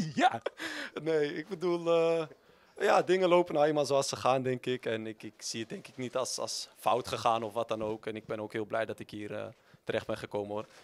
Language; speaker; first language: Dutch; native; Dutch